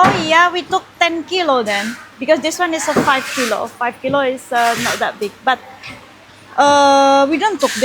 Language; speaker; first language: English; non-native, learner; Indonesian